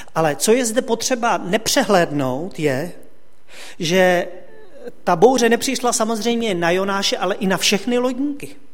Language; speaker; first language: Czech; native; Czech